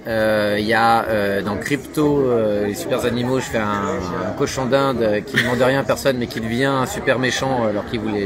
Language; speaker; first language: French; native; French